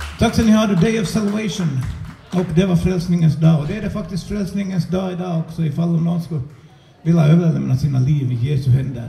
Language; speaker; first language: Swedish; native; Swedish